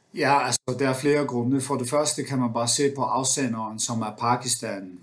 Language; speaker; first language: Danish; non-native, local second language; Faroese